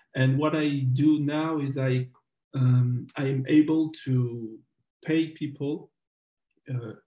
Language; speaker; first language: English; non-native, fluent; French